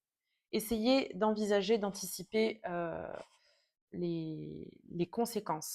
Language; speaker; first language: French; native; French